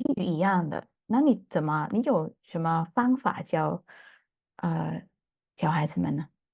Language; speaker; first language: Chinese; non-native, learner; English